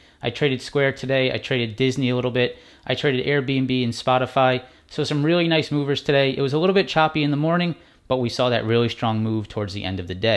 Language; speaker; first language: English; native; English